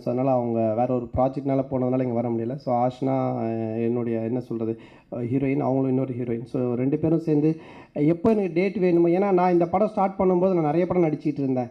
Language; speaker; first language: Tamil; native; Tamil